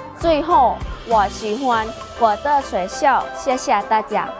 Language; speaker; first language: Chinese; non-native, learner; Thai